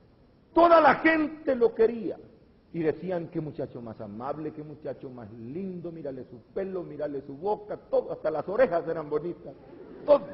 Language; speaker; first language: Spanish; native; Spanish